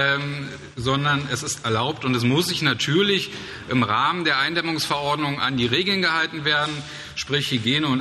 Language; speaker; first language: German; native; German